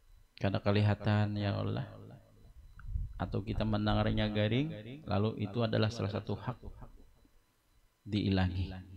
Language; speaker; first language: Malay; non-native, local second language; Banjar